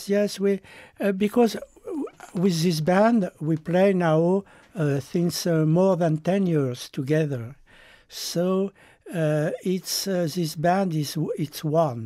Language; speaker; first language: English; non-native, fluent; French